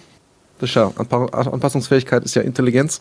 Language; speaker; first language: German; native; German